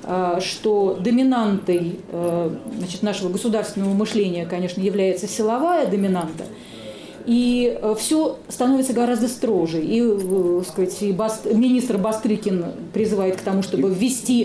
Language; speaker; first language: Russian; native; Russian